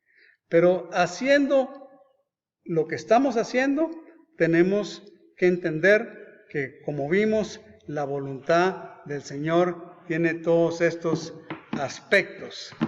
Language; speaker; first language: Spanish; native; Spanish